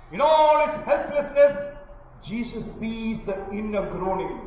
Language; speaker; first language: English; non-native, local second language; Malayalam